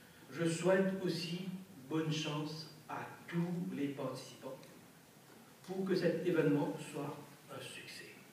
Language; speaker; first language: French; non-native, local second language; Morisyen